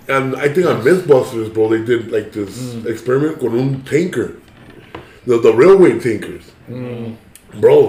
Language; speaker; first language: English; early bilingual, other home language; Spanish